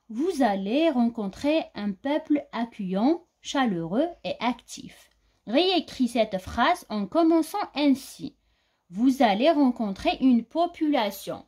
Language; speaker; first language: French; non-native, local second language; Arabic